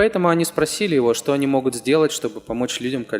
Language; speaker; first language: Russian; native; Russian